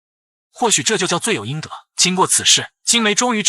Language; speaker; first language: Chinese; native; Chinese